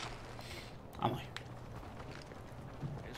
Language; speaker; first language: Spanish; native; Spanish